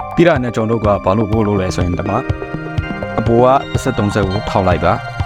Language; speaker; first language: Burmese; non-native, local second language; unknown